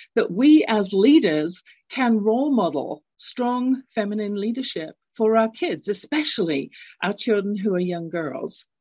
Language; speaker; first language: English; native; English